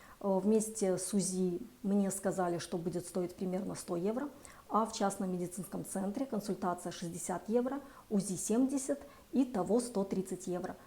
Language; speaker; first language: Russian; native; Russian